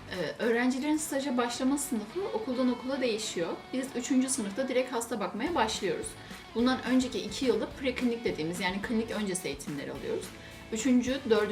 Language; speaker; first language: Turkish; native; Turkish